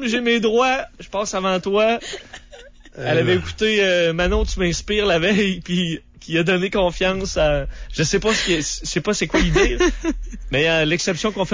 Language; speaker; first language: French; native; French